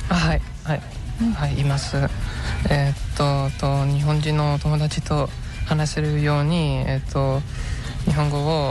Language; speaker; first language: Japanese; non-native, learner; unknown